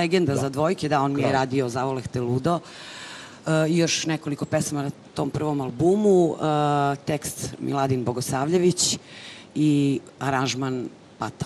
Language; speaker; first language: Serbian; native; Serbian